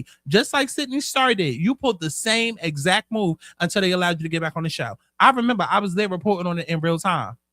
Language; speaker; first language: English; native; English